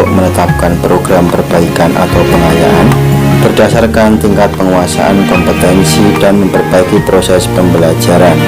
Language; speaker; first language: Indonesian; native; Indonesian